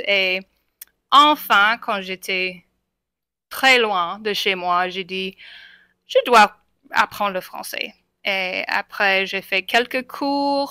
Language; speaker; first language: French; non-native, fluent; English